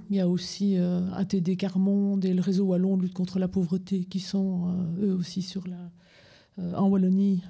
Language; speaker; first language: French; native; French